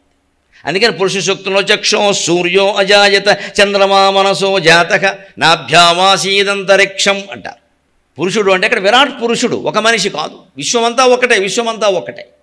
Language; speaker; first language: Telugu; native; Telugu